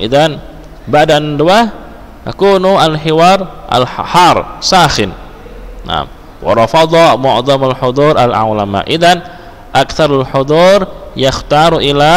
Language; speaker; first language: Arabic; non-native, fluent; Indonesian